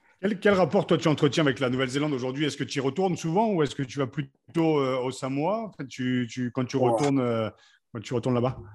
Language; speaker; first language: French; native; French